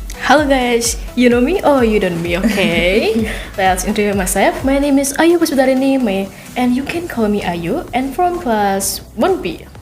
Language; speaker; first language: English; non-native, learner; Indonesian